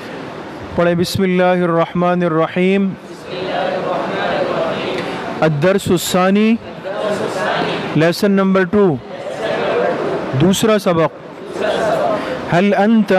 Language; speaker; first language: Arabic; non-native, fluent; Urdu